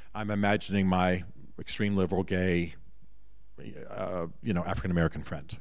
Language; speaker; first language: English; native; English